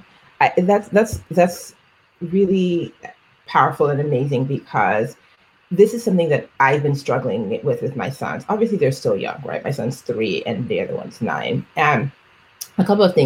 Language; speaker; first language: English; non-native, local second language; Yoruba